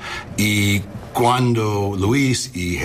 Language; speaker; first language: Spanish; non-native, learner; English